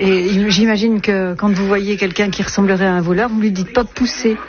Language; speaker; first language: French; native; French